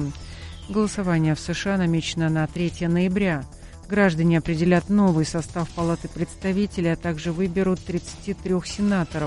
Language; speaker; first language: Russian; native; Russian